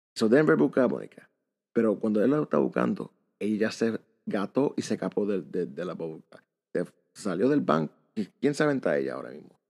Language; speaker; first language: Spanish; early bilingual, heritage; Spanish